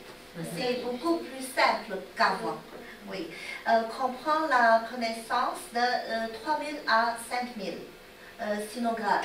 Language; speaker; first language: French; non-native, learner; Chinese